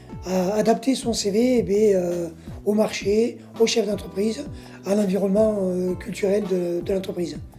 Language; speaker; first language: French; native; French